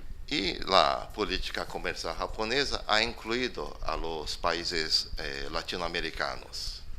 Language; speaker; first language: Spanish; non-native, fluent; Portuguese